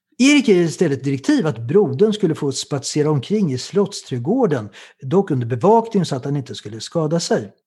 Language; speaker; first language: Swedish; native; Swedish